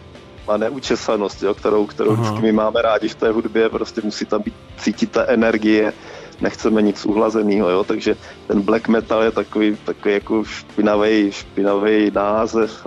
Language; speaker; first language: Czech; native; Czech